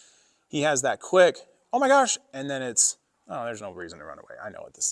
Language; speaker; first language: English; native; English